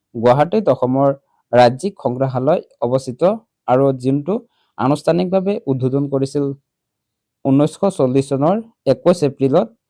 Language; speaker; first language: Assamese; native; Assamese